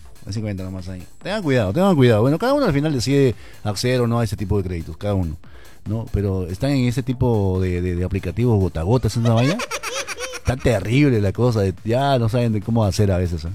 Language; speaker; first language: Spanish; native; Spanish